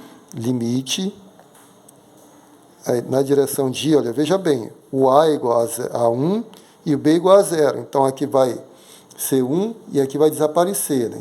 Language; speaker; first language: Portuguese; native; Portuguese